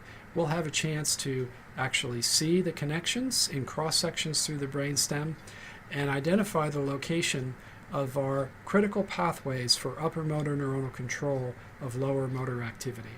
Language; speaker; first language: English; native; English